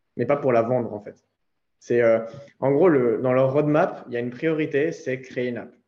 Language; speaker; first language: French; native; French